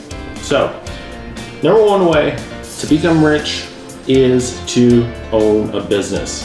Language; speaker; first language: English; native; English